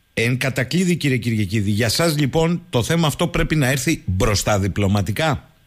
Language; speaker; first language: Greek; native; Greek